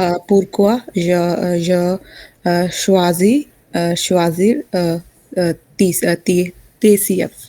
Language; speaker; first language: French; non-native, learner; Hindi